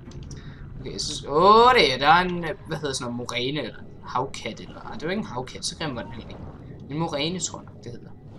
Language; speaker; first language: Danish; native; Danish